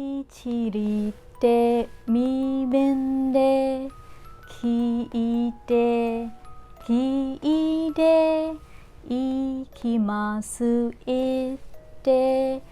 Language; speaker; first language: Japanese; non-native, fluent; Burmese